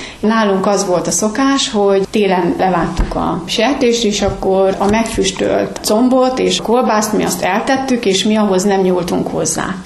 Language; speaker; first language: Hungarian; native; Hungarian